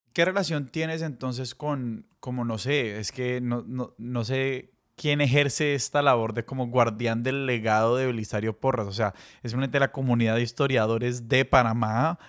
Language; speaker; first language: Spanish; native; Spanish